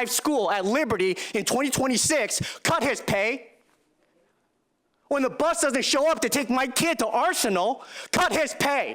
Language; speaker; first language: English; early bilingual, other home language; Chinese